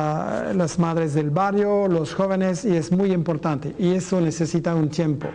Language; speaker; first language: Spanish; non-native, fluent; French